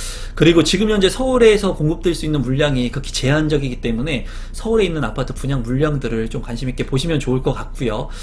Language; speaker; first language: Korean; native; Korean